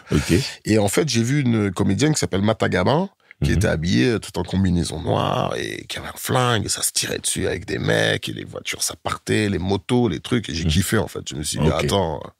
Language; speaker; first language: French; early bilingual, heritage; French